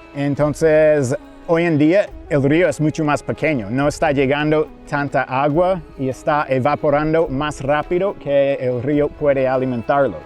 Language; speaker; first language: Spanish; non-native, fluent; English